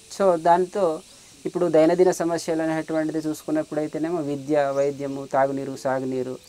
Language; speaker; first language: Telugu; native; Telugu